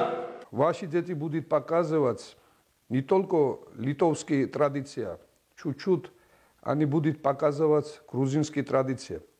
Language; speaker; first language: Russian; non-native, learner; Georgian